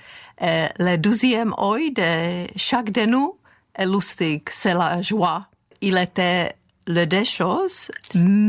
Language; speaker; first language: French; non-native, fluent; Czech